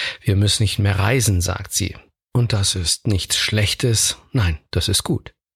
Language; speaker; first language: German; native; German